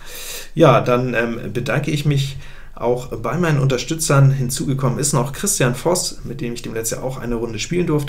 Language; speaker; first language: German; native; German